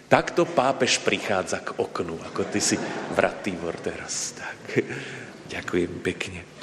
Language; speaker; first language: Slovak; native; Slovak